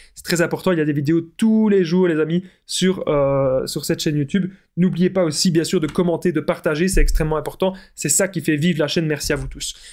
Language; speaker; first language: French; native; French